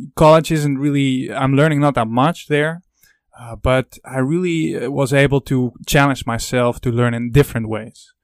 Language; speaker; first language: English; non-native, fluent; Dutch